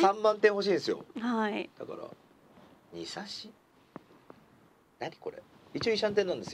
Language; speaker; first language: Japanese; native; Japanese